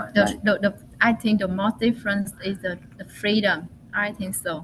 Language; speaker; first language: English; non-native, learner; Vietnamese